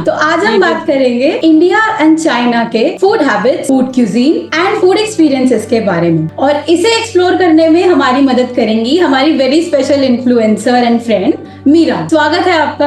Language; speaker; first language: Hindi; native; Hindi